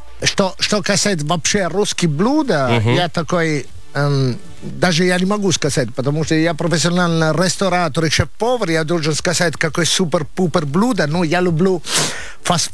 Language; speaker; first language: Russian; non-native, learner; Italian